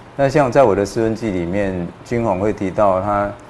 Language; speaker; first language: Chinese; native; Chinese